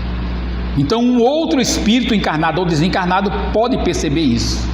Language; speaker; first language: Portuguese; native; Portuguese